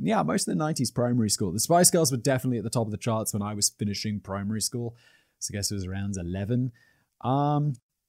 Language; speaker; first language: English; native; English